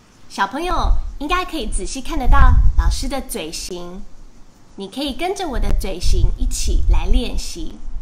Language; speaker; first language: Chinese; native; Chinese